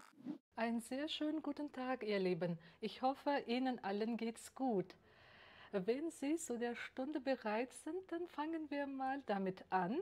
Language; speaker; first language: German; non-native, fluent; Uzbek